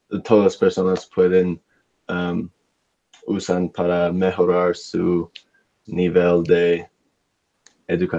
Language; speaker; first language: Spanish; non-native, learner; English